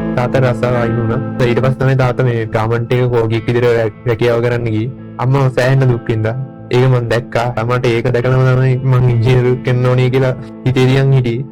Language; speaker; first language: Sinhala; native; Sinhala